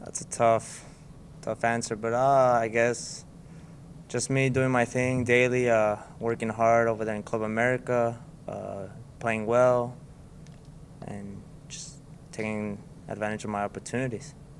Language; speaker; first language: English; early bilingual, other home language; Spanish